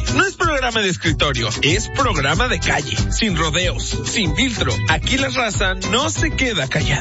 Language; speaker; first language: Spanish; native; Spanish